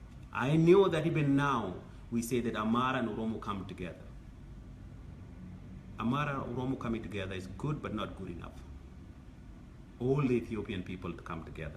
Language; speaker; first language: English; non-native, fluent; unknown